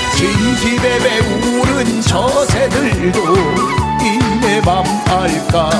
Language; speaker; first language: Korean; native; Korean